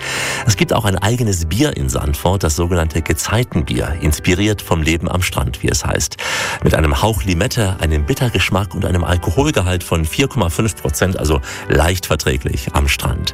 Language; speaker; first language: German; native; German